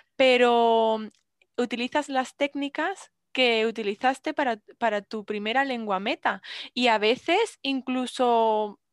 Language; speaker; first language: Spanish; native; Spanish